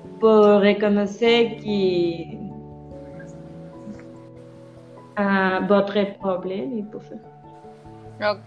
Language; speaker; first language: French; non-native, learner; Spanish